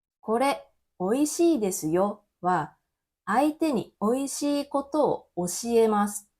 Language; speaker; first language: Japanese; native; Japanese